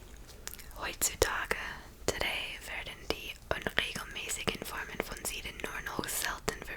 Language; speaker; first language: German; non-native, learner; English